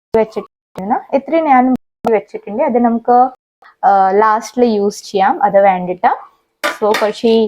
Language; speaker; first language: Malayalam; non-native, fluent; Hindi